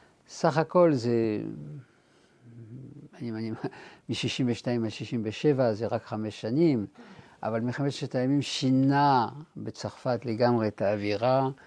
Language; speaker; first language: Hebrew; non-native, fluent; French